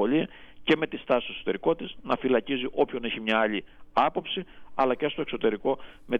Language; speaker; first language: Greek; native; Greek